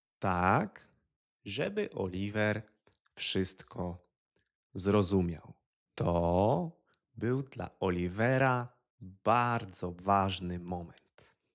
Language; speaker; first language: Polish; native; Polish